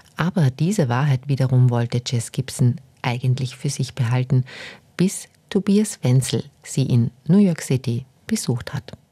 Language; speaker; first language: German; native; German